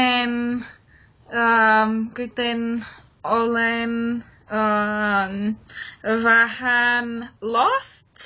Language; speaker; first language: Finnish; non-native, learner; English